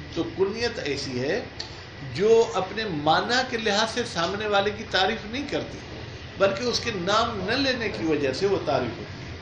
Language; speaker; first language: Urdu; non-native, local second language; Sindhi